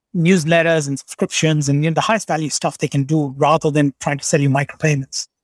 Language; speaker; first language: English; non-native, local second language; Bangla